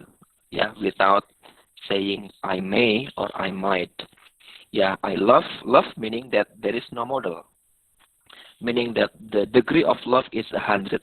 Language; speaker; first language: English; non-native, fluent; Indonesian